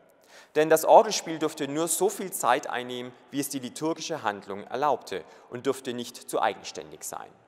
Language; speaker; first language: German; native; German